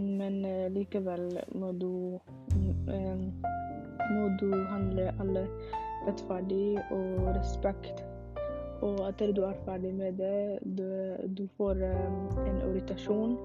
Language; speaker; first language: Norwegian; non-native, learner; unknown